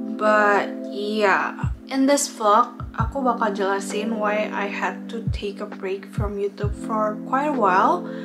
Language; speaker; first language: English; non-native, fluent; Indonesian